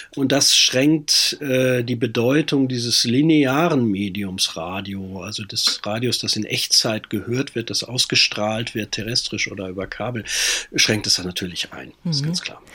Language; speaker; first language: German; native; German